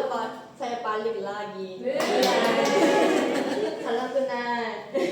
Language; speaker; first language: Indonesian; non-native, learner; Korean